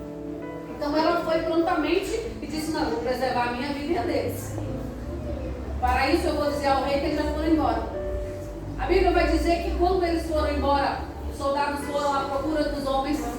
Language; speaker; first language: Portuguese; native; Portuguese